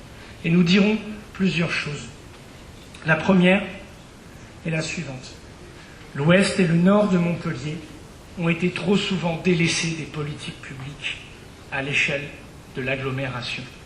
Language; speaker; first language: French; native; French